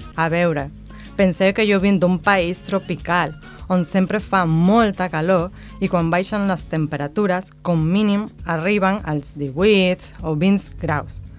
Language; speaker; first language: Catalan; non-native, learner; Spanish